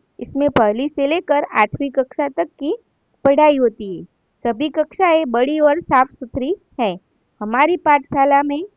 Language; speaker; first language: Hindi; non-native, local second language; Gujarati